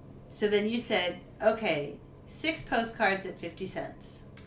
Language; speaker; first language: English; native; English